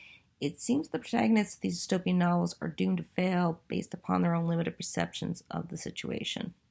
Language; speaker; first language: English; native; English